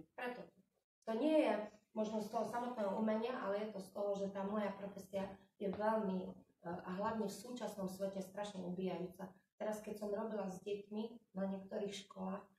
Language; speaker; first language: Slovak; native; Slovak